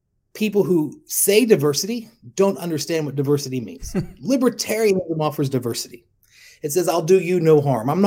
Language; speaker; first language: English; native; English